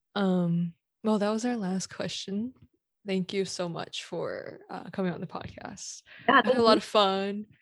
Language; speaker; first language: English; native; English